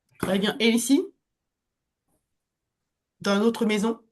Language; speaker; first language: French; native; French